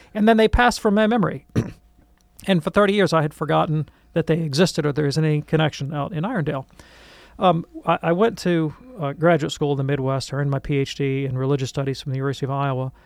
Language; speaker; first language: English; native; English